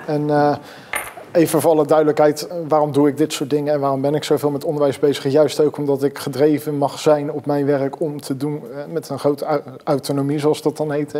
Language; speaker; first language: Dutch; native; Dutch